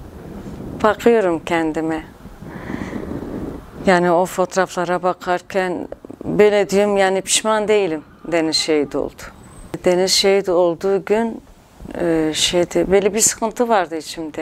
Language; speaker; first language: Turkish; non-native, local second language; Kurdish